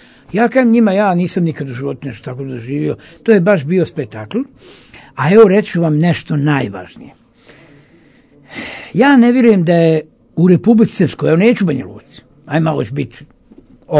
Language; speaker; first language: Croatian; native; Croatian